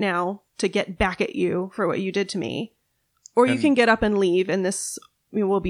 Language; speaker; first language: English; native; English